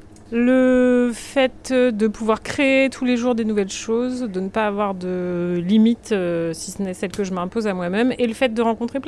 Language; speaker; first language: French; native; French